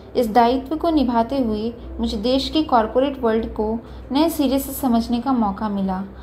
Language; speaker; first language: Hindi; native; Hindi